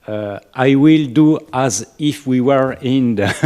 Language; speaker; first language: English; non-native, learner; French